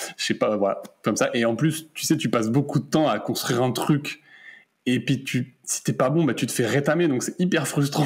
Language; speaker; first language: French; native; French